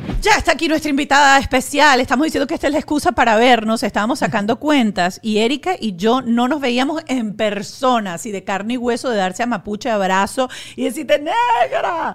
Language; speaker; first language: Spanish; native; Spanish